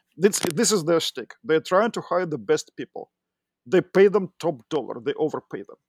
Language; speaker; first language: English; non-native, fluent; Russian